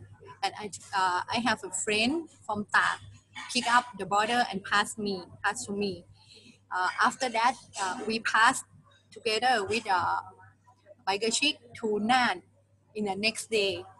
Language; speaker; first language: English; non-native, learner; Thai